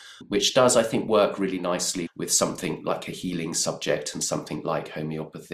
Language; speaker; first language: English; native; English